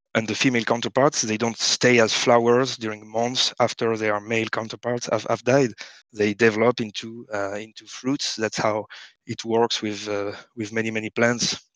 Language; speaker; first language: English; non-native, fluent; French